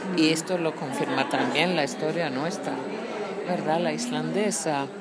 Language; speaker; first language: Spanish; non-native, fluent; Icelandic